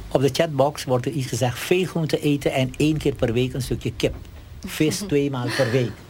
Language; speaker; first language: Dutch; native; Dutch